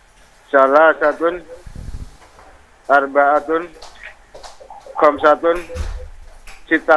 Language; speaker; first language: Arabic; non-native, learner; Indonesian